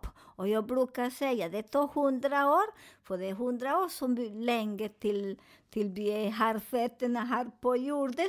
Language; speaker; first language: Swedish; non-native, learner; Spanish